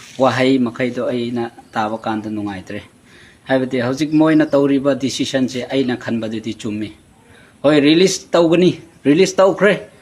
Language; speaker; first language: Manipuri; non-native, local second language; Tangkhul Naga (India)